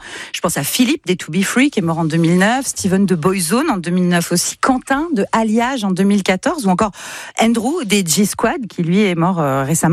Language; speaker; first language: French; native; French